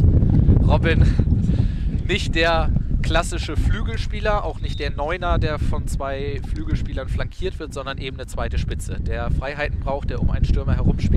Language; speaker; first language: German; native; German